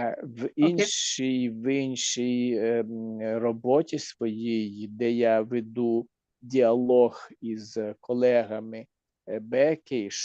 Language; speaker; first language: Ukrainian; native; Ukrainian